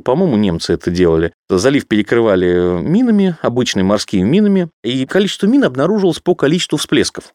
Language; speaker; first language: Russian; native; Russian